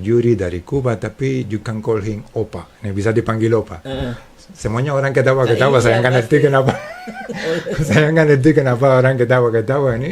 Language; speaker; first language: Indonesian; non-native, fluent; Spanish